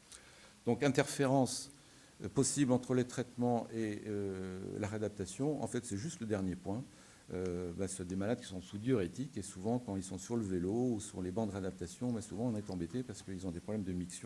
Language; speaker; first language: French; native; French